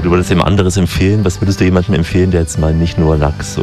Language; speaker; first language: German; native; German